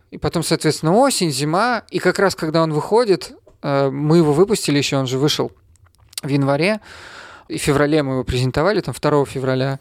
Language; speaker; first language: Russian; native; Russian